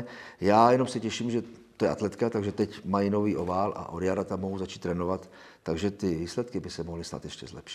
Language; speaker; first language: Czech; native; Czech